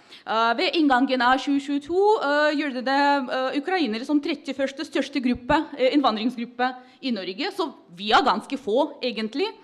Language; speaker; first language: Norwegian; non-native, fluent; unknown